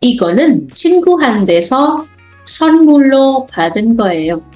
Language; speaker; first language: Korean; non-native, fluent; Indonesian